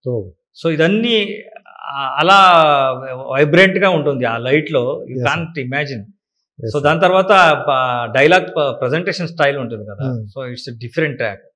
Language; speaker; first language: Telugu; non-native, learner; Kannada